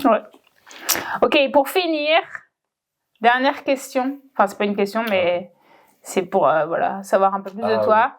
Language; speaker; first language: French; native; French